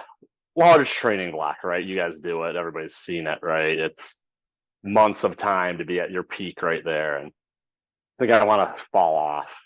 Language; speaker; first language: English; native; English